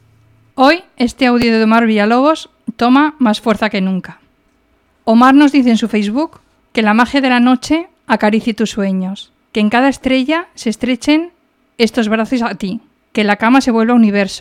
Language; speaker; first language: Spanish; native; Spanish